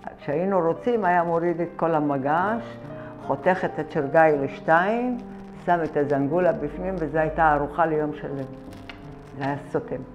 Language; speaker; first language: Hebrew; early bilingual, other home language; Arabic